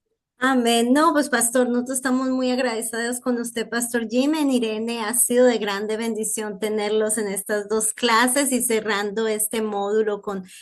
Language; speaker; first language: Spanish; native; Spanish